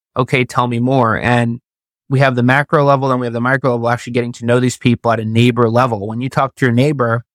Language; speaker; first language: English; native; English